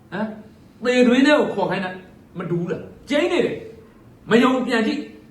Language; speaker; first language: Burmese; native; Burmese